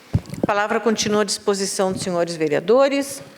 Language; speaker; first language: Portuguese; native; Portuguese